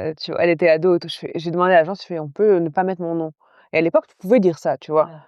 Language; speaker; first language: French; non-native, local second language; Arabic